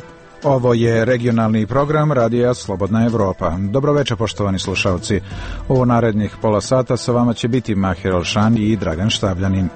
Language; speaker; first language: Croatian; native; Croatian